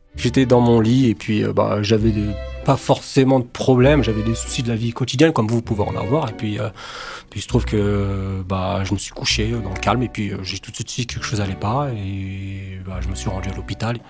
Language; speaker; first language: French; native; French